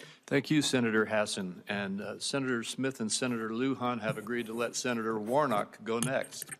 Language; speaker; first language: English; native; English